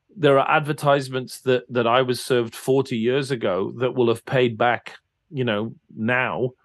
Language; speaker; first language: English; native; English